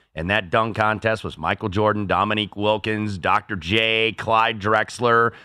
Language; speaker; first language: English; native; English